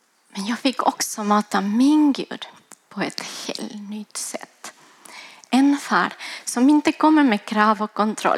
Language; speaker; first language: Swedish; non-native, fluent; Spanish